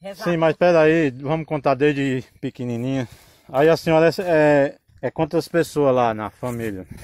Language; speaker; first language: Portuguese; native; Portuguese